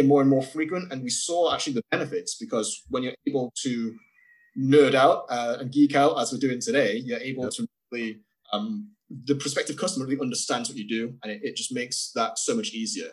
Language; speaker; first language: English; native; English